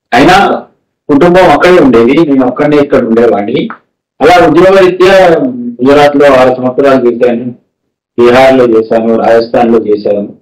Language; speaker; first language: Telugu; early bilingual, heritage; Telugu